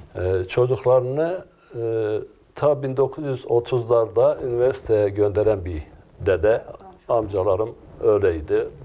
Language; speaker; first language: Turkish; non-native, local second language; Kurdish